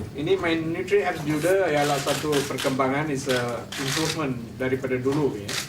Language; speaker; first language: Malay; non-native, local second language; Tamil